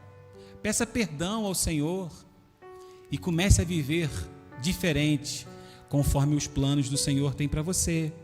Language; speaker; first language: Portuguese; native; Portuguese